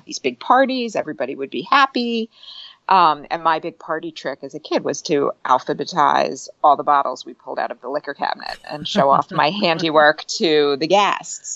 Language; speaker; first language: English; native; English